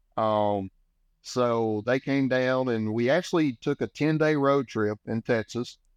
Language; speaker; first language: English; native; English